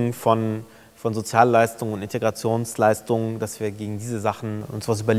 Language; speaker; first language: German; early bilingual, other home language; Turkish